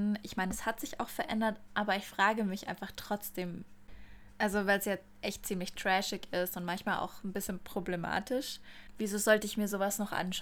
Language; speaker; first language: German; native; German